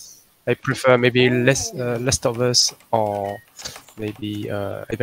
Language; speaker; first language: English; non-native, learner; French